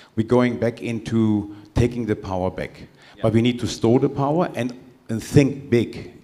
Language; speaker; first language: English; non-native, fluent; German